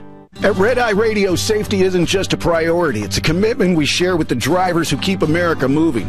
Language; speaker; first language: English; native; English